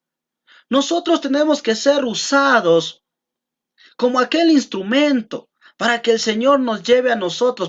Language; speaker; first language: Spanish; native; Spanish